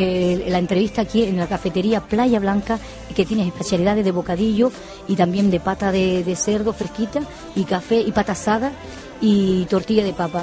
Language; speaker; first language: Spanish; native; Spanish